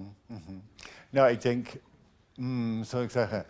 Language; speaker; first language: Dutch; non-native, fluent; English